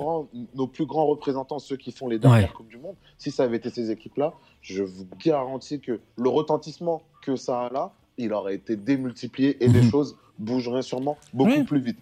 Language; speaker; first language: French; native; French